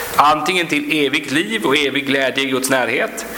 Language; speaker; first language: Swedish; native; Swedish